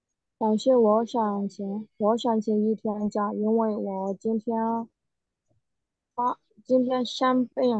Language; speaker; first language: Chinese; non-native, learner; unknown